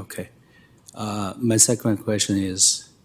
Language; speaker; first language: English; non-native, fluent; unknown